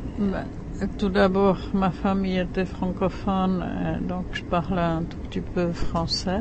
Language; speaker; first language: French; non-native, fluent; Czech